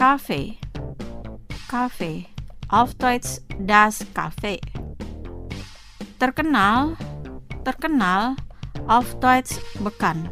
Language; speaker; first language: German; non-native, fluent; Indonesian